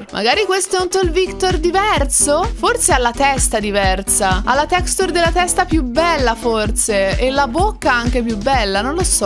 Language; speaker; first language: Italian; native; Italian